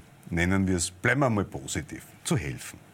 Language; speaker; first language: German; native; German